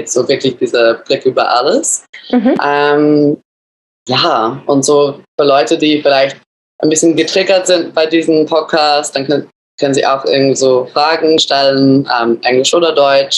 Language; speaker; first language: German; early bilingual, other home language; English